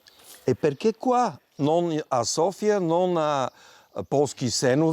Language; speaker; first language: Italian; non-native, learner; Bulgarian